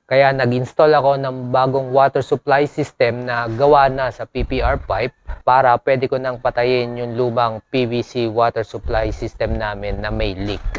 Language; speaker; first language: Filipino; native; Filipino